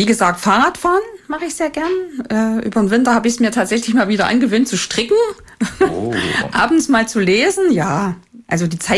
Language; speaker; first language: German; native; German